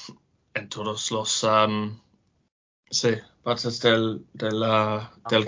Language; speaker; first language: Spanish; non-native, learner; English